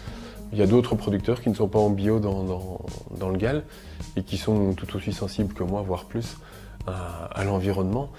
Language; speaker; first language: French; native; French